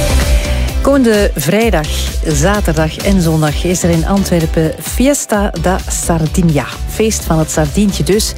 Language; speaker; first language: Dutch; native; Dutch